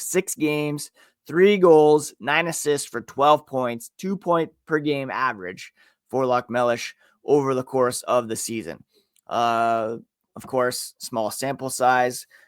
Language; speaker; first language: English; native; English